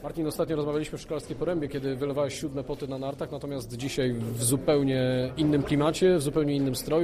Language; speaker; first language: Polish; native; Polish